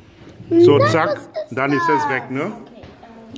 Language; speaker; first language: German; non-native, fluent; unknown